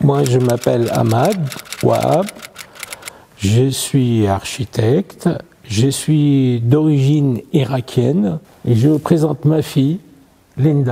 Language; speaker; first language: French; non-native, fluent; Arabic